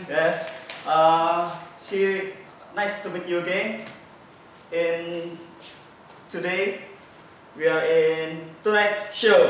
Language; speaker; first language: English; non-native, learner; Indonesian